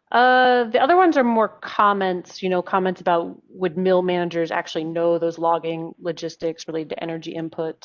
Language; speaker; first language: English; native; English